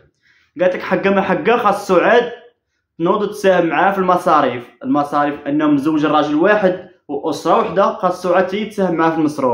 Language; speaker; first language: Arabic; native; Arabic